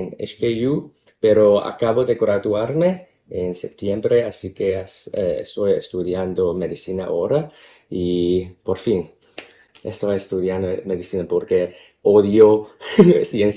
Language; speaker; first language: Spanish; non-native, fluent; Cantonese